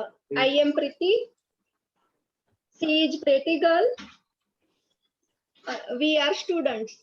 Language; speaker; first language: English; non-native, learner; Gujarati